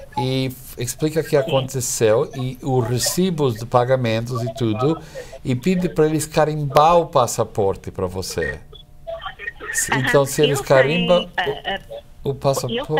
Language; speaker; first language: Portuguese; non-native, fluent; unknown